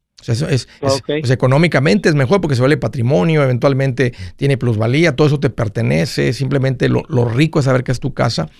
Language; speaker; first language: Spanish; native; Spanish